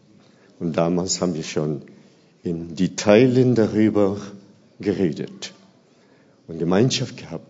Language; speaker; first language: German; non-native, fluent; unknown